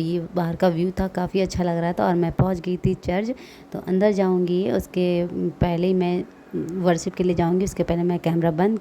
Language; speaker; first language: Hindi; native; Hindi